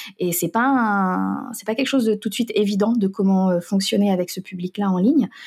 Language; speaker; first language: French; native; French